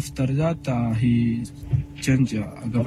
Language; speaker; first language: English; non-native, learner; Arabic